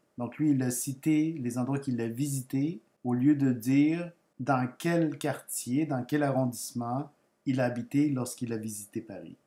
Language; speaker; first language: French; non-native, fluent; Spanish